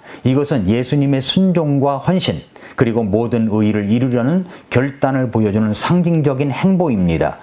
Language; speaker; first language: Korean; native; Korean